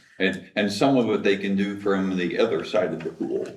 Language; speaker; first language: English; native; English